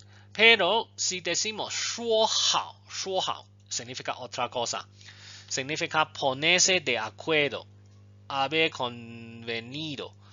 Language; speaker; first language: Spanish; non-native, fluent; Chinese